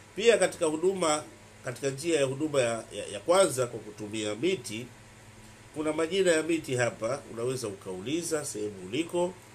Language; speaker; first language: Swahili; non-native, local second language; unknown